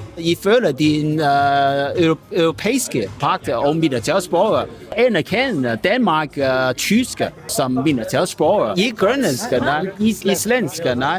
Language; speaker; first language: Danish; non-native, learner; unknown